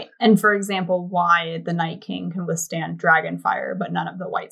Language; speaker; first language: English; native; English